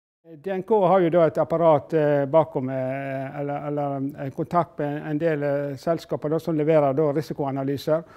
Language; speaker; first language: Norwegian; native; Norwegian